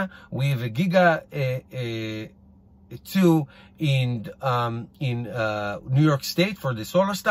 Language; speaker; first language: English; non-native, fluent; Hebrew